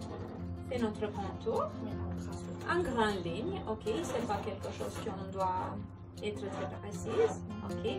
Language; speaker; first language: French; non-native, fluent; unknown